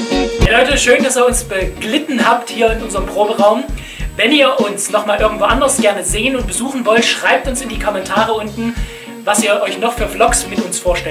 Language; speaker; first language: German; native; German